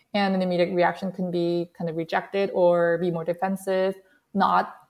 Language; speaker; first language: English; non-native, fluent; Korean